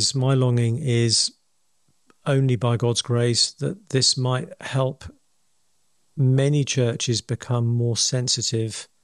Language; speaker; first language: English; native; English